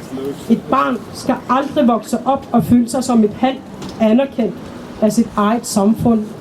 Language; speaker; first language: Danish; non-native, local second language; Kalaallisut